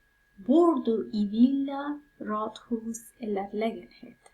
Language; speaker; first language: Swedish; non-native, fluent; Pashto